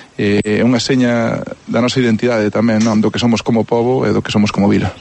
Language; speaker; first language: Galician; native; Galician